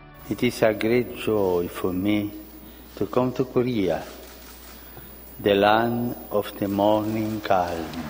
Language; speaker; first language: English; non-native, learner; Spanish